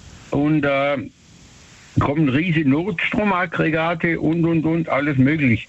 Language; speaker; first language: German; native; German